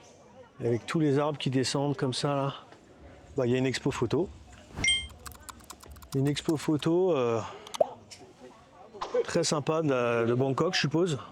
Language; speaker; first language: French; native; French